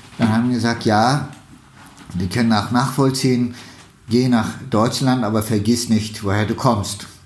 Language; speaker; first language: German; non-native, fluent; Turkish